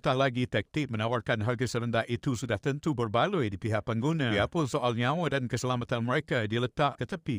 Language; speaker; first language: Malay; native; Malay